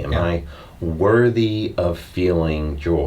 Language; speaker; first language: English; native; English